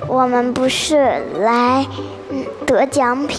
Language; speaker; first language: Chinese; early bilingual, heritage; Chinese